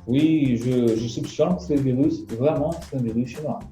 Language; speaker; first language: French; non-native, fluent; Portuguese